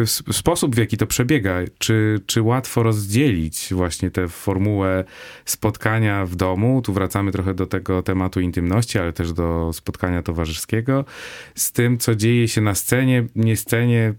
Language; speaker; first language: Polish; native; Polish